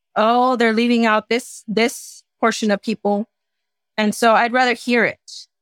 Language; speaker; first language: English; native; English